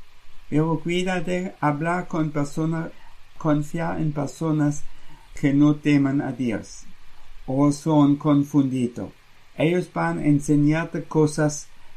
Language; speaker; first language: Spanish; non-native, fluent; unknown